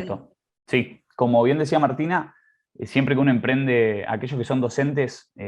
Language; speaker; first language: Spanish; native; Spanish